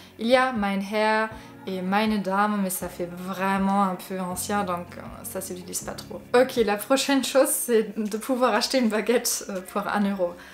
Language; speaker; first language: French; non-native, fluent; German